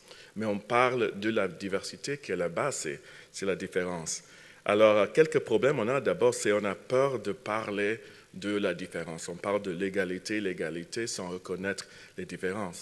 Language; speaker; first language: French; non-native, fluent; English